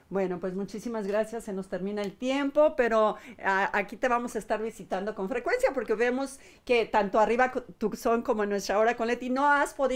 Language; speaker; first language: Spanish; native; Spanish